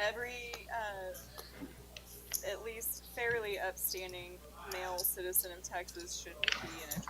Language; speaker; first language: English; native; English